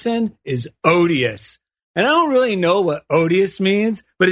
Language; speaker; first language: English; native; English